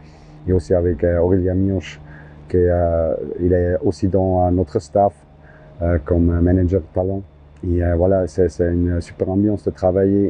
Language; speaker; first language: French; non-native, local second language; German